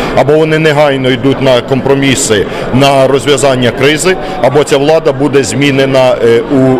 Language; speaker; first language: Ukrainian; native; Ukrainian